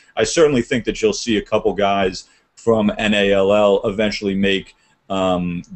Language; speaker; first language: English; native; English